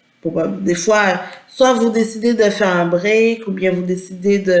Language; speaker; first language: French; native; French